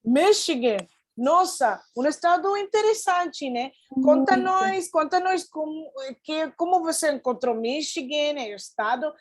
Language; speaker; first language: Portuguese; non-native, fluent; Spanish